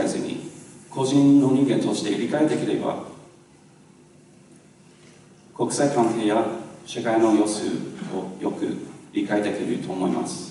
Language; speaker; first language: Japanese; non-native, learner; English